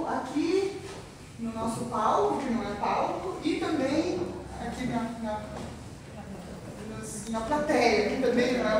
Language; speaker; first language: Portuguese; native; Portuguese